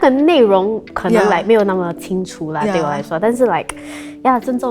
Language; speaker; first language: Chinese; non-native, local second language; English